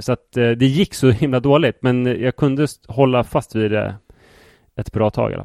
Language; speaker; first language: Swedish; native; Swedish